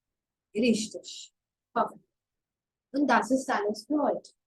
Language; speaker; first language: German; non-native, fluent; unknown